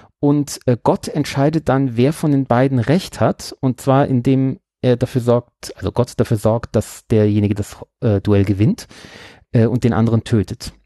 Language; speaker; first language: German; native; German